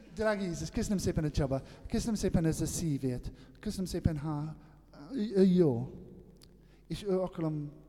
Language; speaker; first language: Hungarian; non-native, learner; English